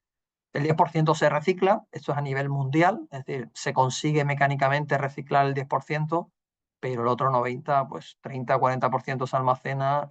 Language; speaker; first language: Spanish; native; Spanish